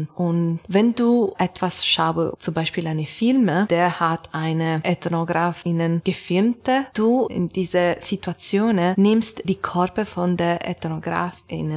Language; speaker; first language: German; non-native, learner; Italian